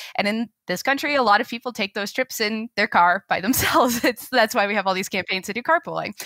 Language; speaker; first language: English; native; English